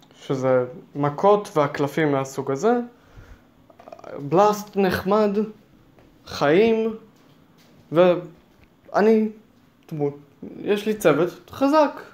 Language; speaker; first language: Hebrew; native; Hebrew